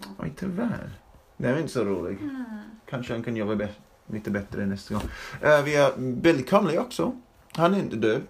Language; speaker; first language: Swedish; non-native, fluent; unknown